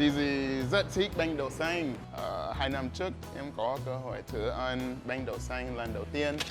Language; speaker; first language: Vietnamese; non-native, learner; English